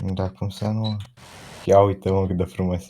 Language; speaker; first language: Romanian; native; Romanian